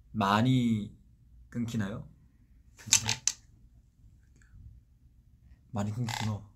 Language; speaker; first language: Korean; non-native, fluent; Chinese